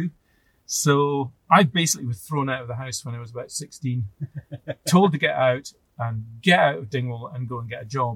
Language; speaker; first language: English; native; English